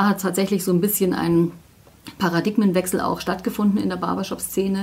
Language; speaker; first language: German; native; German